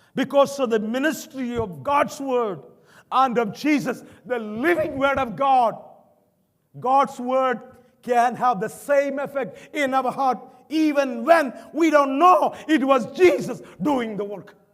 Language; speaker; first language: English; non-native, local second language; Malayalam